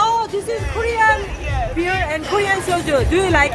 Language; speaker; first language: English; non-native, learner; Korean